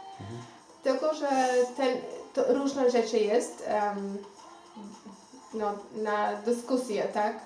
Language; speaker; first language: Polish; non-native, learner; Xhosa